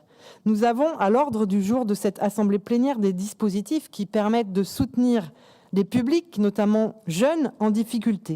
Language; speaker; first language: French; native; French